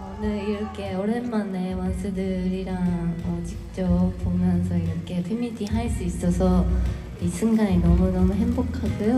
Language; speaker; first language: Korean; non-native, fluent; Japanese